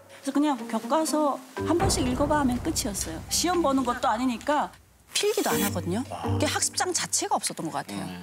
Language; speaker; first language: Korean; native; Korean